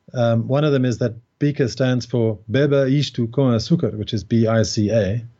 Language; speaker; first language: English; native; English